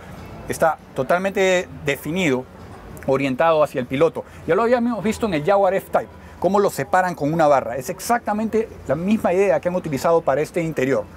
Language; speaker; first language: Spanish; native; Spanish